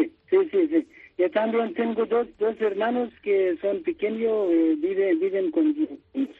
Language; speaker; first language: Spanish; non-native, fluent; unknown